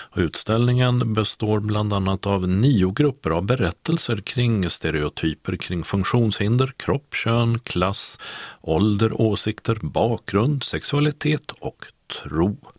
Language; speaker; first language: Swedish; native; Swedish